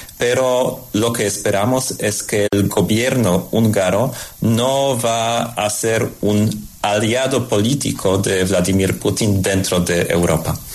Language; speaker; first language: Spanish; non-native, fluent; Polish